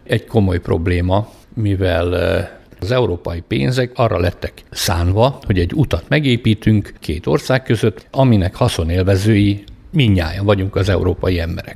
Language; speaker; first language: Hungarian; native; Hungarian